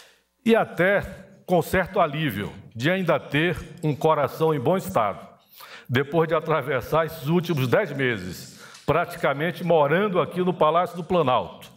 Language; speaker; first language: Portuguese; native; Portuguese